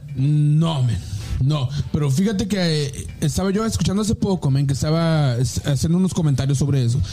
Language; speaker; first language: Spanish; native; Spanish